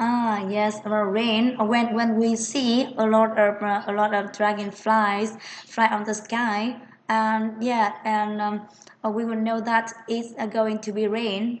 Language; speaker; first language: English; non-native, fluent; Vietnamese